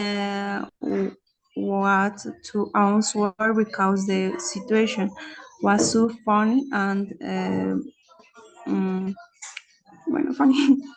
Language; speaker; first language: English; non-native, learner; Spanish